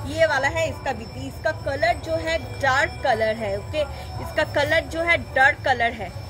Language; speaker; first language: Hindi; non-native, local second language; Bangla